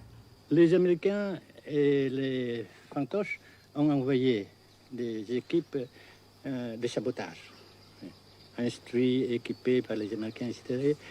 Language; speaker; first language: French; non-native, fluent; Vietnamese